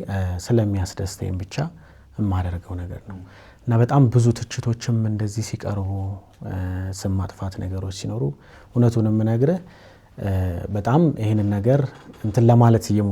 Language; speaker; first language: Amharic; native; Amharic